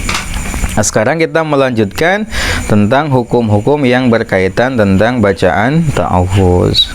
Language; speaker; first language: Indonesian; non-native, local second language; Sundanese